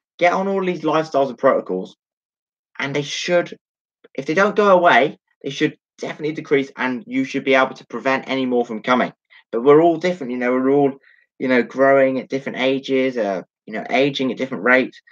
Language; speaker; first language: English; native; English